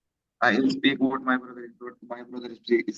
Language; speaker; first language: English; non-native, learner; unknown